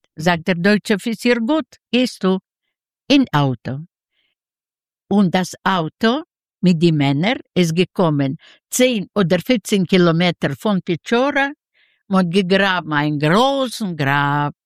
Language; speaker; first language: German; non-native, learner; Yiddish